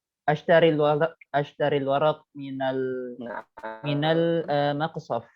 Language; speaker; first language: Arabic; non-native, learner; Indonesian